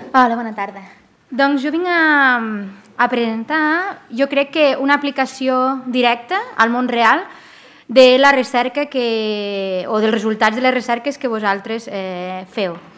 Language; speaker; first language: Catalan; native; Catalan